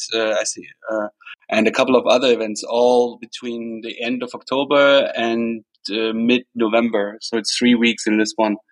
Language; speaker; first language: English; non-native, fluent; German